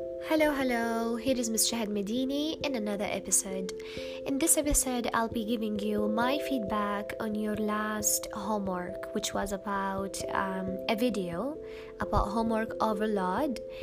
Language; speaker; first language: English; non-native, fluent; Arabic